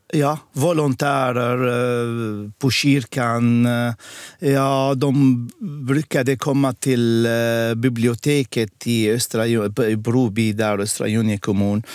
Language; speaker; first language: Swedish; non-native, fluent; Arabic